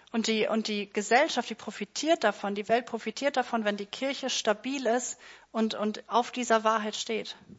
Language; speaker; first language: German; native; German